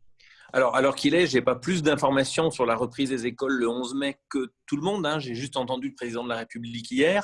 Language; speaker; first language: French; native; French